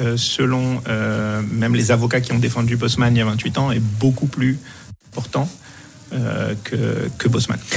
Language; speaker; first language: French; non-native, local second language; Arabic